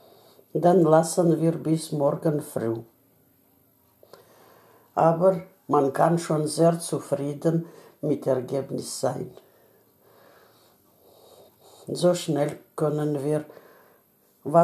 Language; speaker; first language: German; non-native, learner; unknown